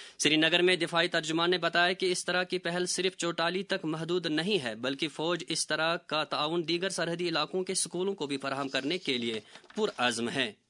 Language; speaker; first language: Urdu; non-native, local second language; Kashmiri